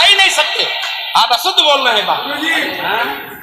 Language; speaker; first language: Hindi; native; Hindi